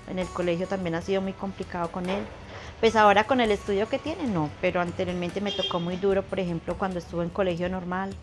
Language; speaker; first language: Spanish; native; Spanish